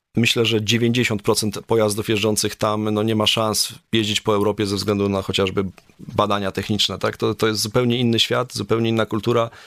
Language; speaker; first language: Polish; native; Polish